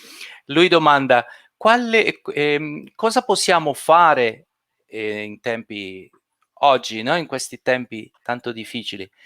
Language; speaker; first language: Italian; non-native, fluent; Portuguese